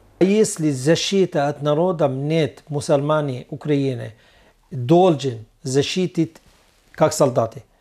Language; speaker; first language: Russian; non-native, learner; Arabic